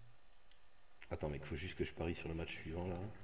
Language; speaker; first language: French; native; French